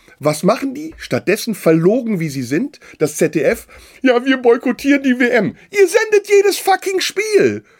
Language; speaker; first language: German; early bilingual, other home language; Turkish